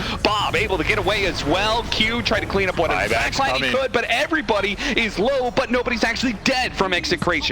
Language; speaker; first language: English; native; English